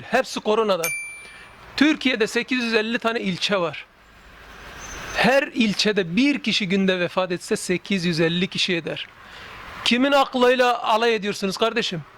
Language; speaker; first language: Turkish; native; Turkish